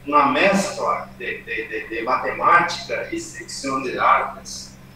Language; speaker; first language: Spanish; non-native, learner; Portuguese